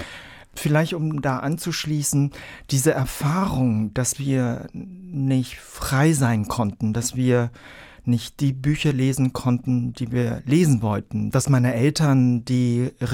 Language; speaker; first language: German; early bilingual, other home language; Vietnamese